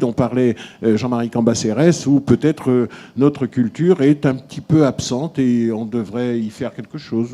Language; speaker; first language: French; native; French